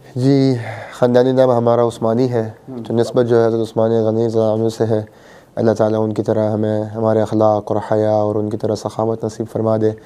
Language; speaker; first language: Urdu; early bilingual, heritage; Urdu